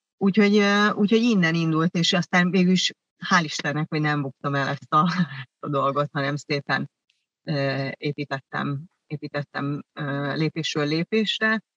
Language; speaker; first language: Hungarian; early bilingual, other home language; German